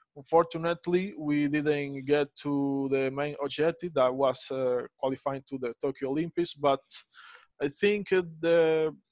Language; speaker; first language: English; non-native, fluent; Spanish